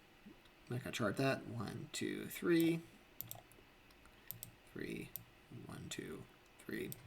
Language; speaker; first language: English; native; English